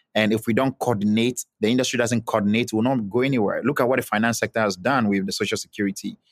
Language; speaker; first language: English; non-native, local second language; Ewe